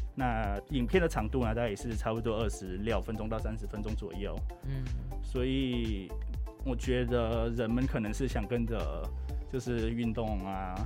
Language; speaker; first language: Chinese; non-native, fluent; Thai